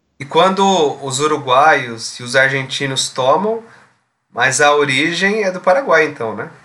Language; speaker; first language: Portuguese; native; Portuguese